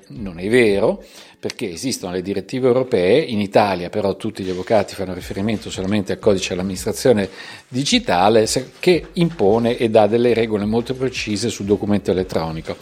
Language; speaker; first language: Italian; native; Italian